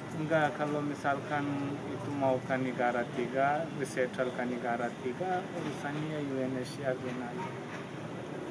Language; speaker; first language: Indonesian; non-native, learner; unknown